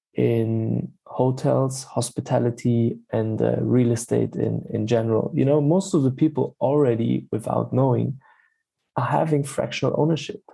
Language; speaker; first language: English; non-native, fluent; German